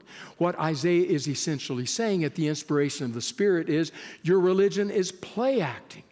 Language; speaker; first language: English; native; English